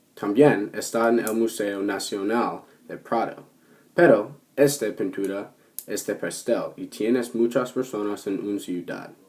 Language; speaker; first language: Spanish; non-native, learner; English